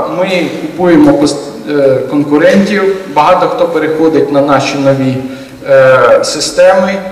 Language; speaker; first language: Ukrainian; native; Ukrainian